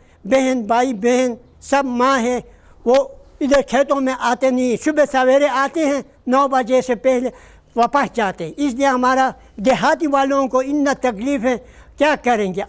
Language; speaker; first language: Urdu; non-native, local second language; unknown